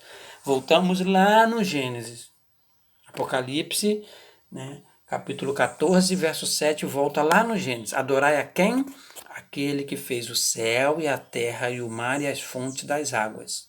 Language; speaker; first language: Portuguese; native; Portuguese